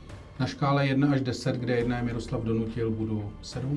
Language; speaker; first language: Czech; native; Czech